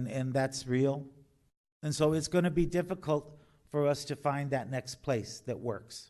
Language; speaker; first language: English; native; English